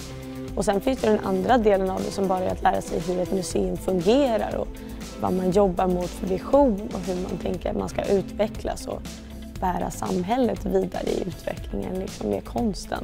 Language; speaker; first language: Swedish; native; Swedish